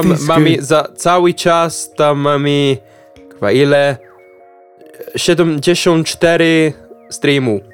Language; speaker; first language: Polish; non-native, learner; Czech